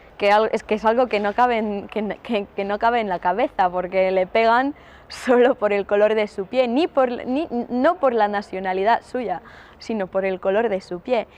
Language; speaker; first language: Spanish; non-native, fluent; Polish